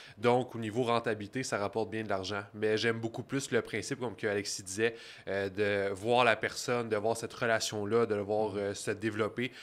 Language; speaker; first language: French; native; French